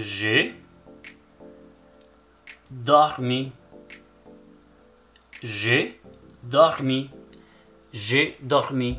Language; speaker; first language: French; non-native, fluent; Spanish